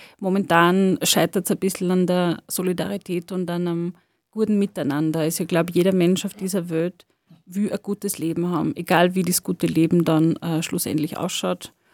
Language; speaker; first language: German; native; German